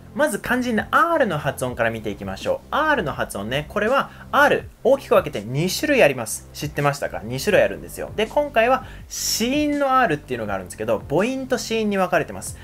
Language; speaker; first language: Japanese; native; Japanese